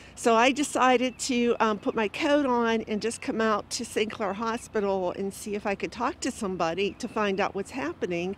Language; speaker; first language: English; native; English